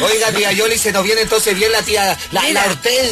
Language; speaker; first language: Spanish; native; Spanish